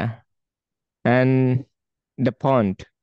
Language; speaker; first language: English; non-native, fluent; Indonesian